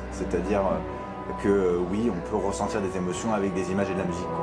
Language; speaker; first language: French; native; French